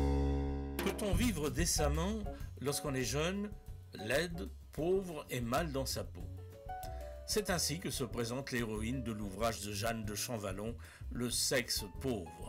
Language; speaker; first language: French; native; French